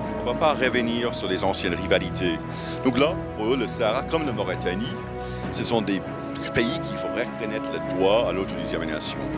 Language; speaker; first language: French; non-native, fluent; English